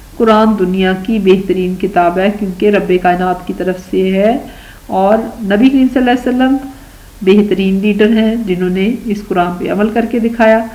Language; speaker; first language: Urdu; non-native, local second language; Punjabi